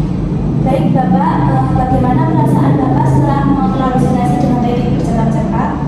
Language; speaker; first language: Indonesian; native; Indonesian